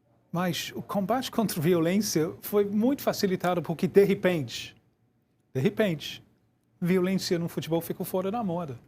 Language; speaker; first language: Portuguese; non-native, fluent; English